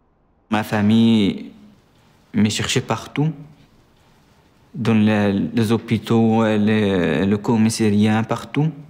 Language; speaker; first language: French; non-native, fluent; Arabic